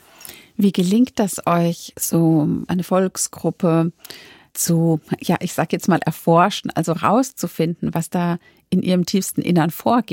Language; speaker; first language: German; native; German